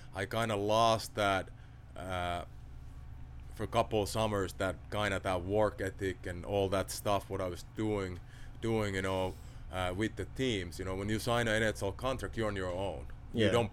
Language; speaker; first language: English; non-native, fluent; Finnish